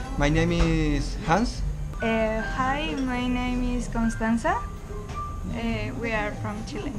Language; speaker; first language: English; non-native, learner; Spanish